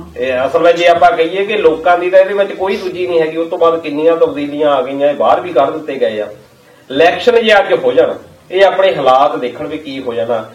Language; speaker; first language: Punjabi; native; Punjabi